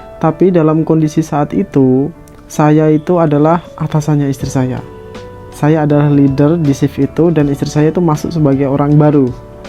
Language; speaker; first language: Indonesian; native; Indonesian